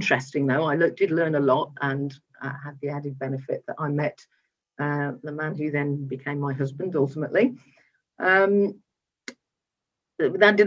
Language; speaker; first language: English; native; English